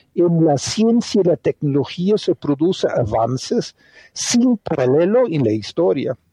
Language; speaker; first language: Spanish; non-native, fluent; Dutch